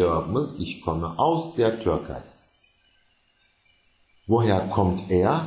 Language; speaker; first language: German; non-native, fluent; Turkish